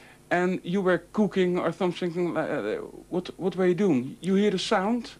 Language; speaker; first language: English; non-native, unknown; Dutch